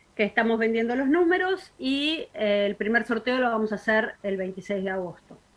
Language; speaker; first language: Spanish; native; Spanish